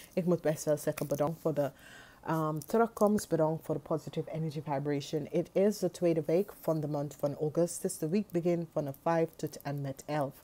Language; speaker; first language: Dutch; non-native, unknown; English